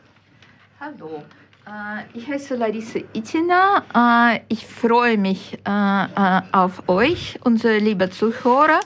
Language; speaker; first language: German; non-native, fluent; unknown